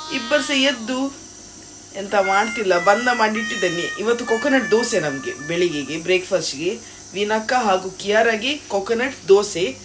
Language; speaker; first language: Kannada; native; Kannada